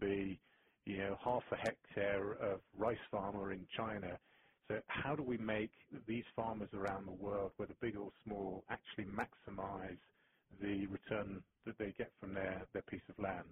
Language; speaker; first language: English; native; English